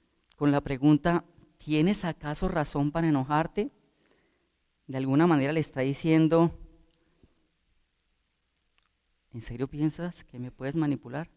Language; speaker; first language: Spanish; native; Spanish